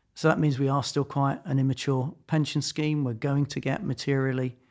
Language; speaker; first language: English; native; English